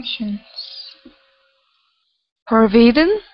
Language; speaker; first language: English; non-native, learner; Korean